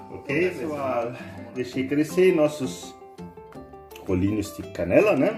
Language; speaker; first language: Portuguese; non-native, learner; German